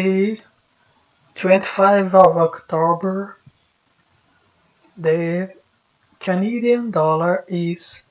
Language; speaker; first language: English; non-native, fluent; Portuguese